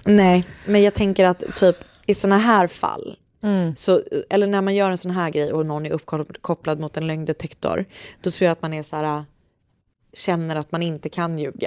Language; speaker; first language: Swedish; native; Swedish